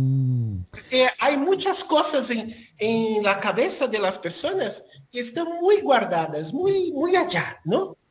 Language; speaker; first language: Portuguese; non-native, fluent; Spanish